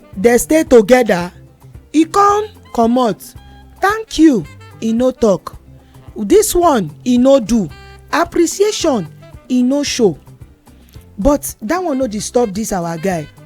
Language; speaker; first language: Nigerian Pidgin; native; Nigerian Pidgin